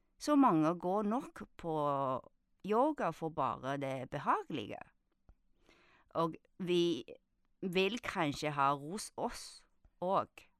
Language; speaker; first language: Norwegian; non-native, fluent; Chinese